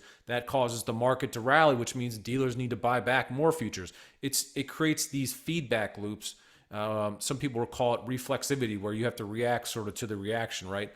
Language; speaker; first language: English; native; English